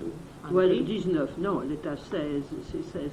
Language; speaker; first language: French; native; French